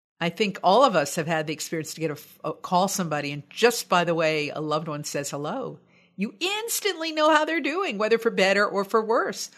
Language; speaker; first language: English; native; English